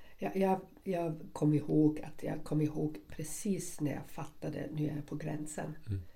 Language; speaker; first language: Swedish; non-native, fluent; German